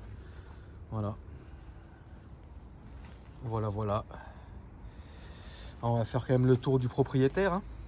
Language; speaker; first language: French; native; French